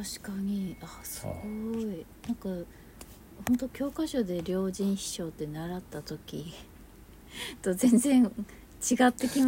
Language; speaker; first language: Japanese; native; Japanese